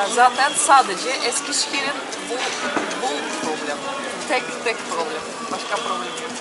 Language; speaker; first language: Turkish; non-native, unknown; Russian